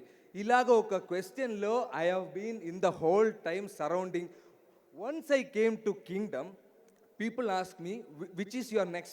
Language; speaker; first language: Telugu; non-native, learner; Malayalam